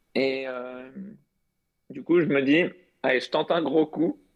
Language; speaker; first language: French; native; French